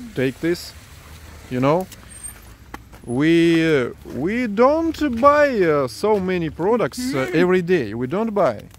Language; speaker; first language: English; non-native, learner; Russian